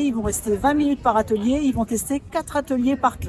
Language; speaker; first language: French; native; French